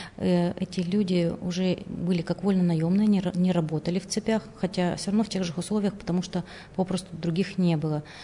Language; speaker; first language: Russian; native; Russian